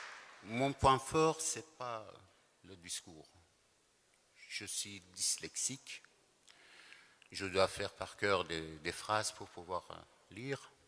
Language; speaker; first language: French; non-native, fluent; Persian